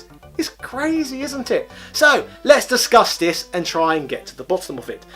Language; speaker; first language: English; native; English